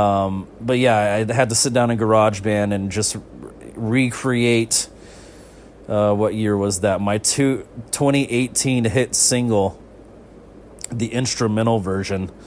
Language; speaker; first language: English; native; English